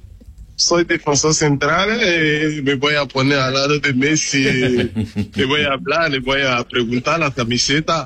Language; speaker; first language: Spanish; non-native, learner; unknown